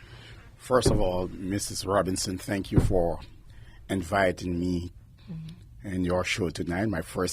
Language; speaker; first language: English; non-native, fluent; Haitian Creole